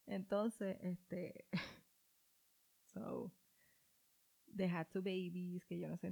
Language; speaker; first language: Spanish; early bilingual, heritage; Spanish